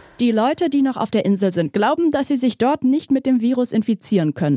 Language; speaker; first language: German; native; German